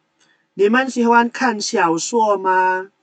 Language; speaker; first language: Chinese; non-native, fluent; Indonesian